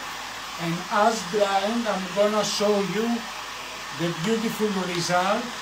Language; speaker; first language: English; non-native, fluent; Greek